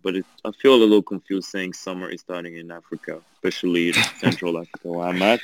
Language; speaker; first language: English; non-native, fluent; French